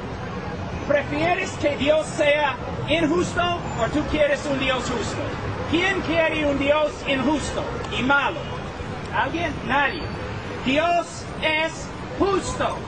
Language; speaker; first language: Spanish; non-native, fluent; English